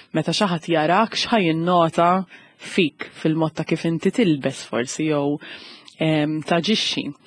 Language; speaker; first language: Maltese; native; Maltese